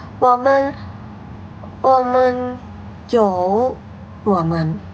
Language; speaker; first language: Chinese; non-native, learner; Thai